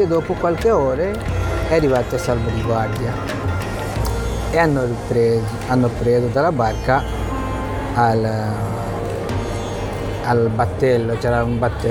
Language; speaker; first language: Italian; non-native, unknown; Bangla